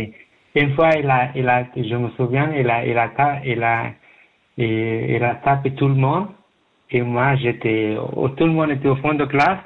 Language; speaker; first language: French; non-native, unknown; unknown